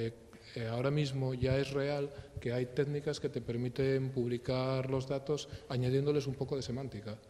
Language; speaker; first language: Spanish; native; Spanish